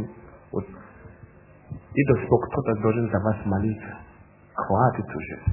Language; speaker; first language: Russian; non-native, learner; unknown